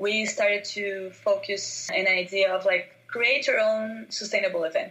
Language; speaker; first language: English; non-native, fluent; Portuguese